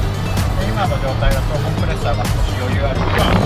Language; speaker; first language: Japanese; native; Japanese